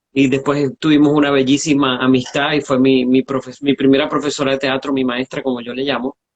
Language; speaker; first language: Spanish; native; Spanish